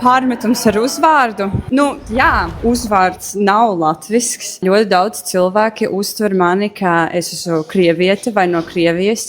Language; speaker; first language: Latvian; non-native, local second language; Russian